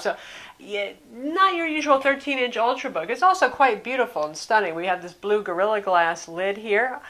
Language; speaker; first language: English; native; English